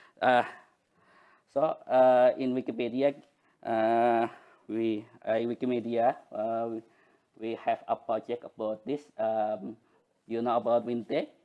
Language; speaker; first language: English; non-native, learner; Banjar